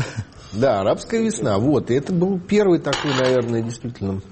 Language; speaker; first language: Russian; native; Russian